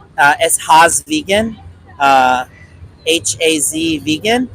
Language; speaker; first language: Spanish; non-native, learner; English